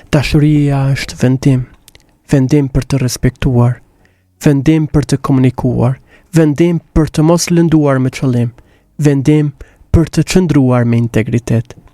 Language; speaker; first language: Albanian; native; Albanian